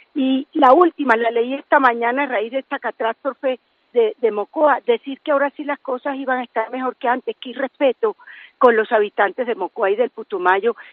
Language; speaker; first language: Spanish; native; Spanish